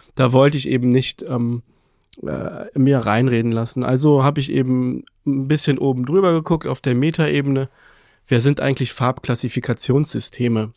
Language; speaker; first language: German; early bilingual, other home language; Persian